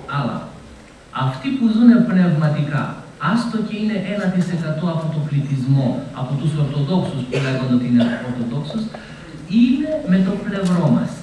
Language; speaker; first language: Greek; non-native, fluent; Macedonian